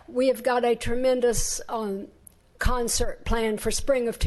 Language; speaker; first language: English; native; English